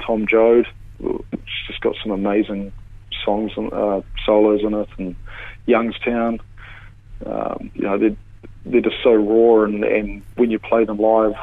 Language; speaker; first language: English; native; English